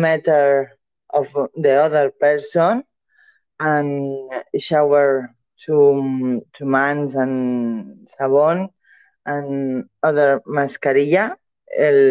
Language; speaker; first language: English; non-native, learner; Catalan